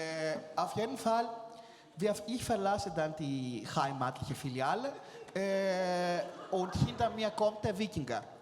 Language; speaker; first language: German; non-native, fluent; Greek